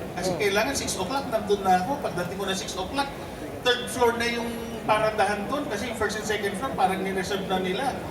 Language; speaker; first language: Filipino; non-native, local second language; Iloko